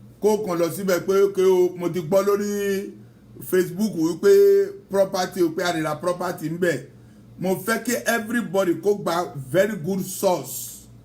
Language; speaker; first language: Yoruba; non-native, local second language; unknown